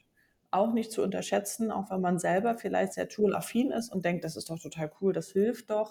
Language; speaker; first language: German; native; German